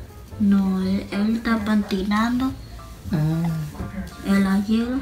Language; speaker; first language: Spanish; early bilingual, heritage; Spanish